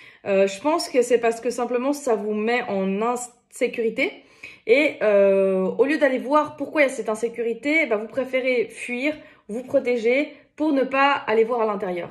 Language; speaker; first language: French; native; French